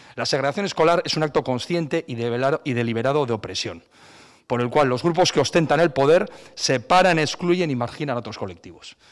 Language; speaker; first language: Spanish; non-native, local second language; Basque